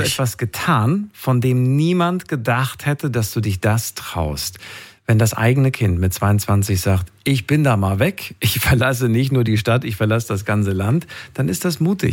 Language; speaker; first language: German; native; German